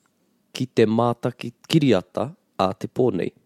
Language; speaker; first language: Māori; non-native, local second language; English